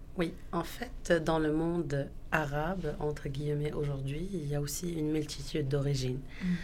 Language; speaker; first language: French; non-native, local second language; Arabic